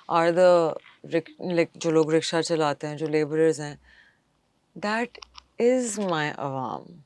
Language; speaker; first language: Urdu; non-native, local second language; English